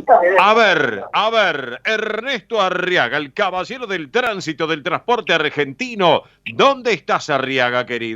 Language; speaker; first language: Spanish; native; Spanish